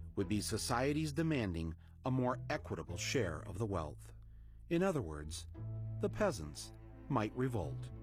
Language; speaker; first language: English; native; English